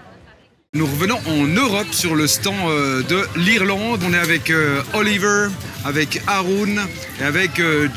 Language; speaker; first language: French; native; French